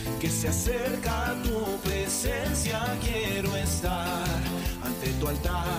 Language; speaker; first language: Spanish; native; Spanish